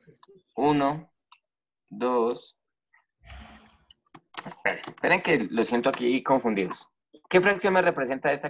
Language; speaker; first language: Spanish; native; Spanish